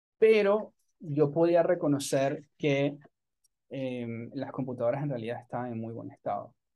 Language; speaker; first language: Spanish; native; Spanish